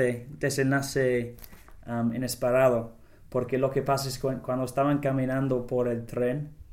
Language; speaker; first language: Spanish; non-native, learner; English